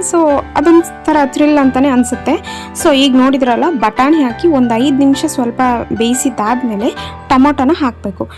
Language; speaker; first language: Kannada; non-native, local second language; Telugu